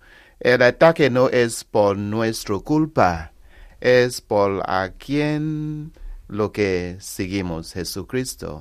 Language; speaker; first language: Spanish; non-native, learner; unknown